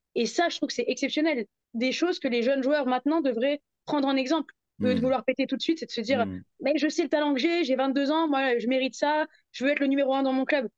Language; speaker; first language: French; native; French